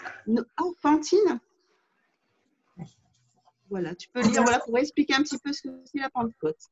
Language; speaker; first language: French; native; French